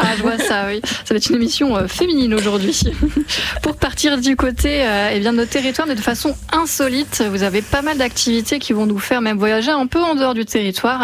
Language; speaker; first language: French; native; French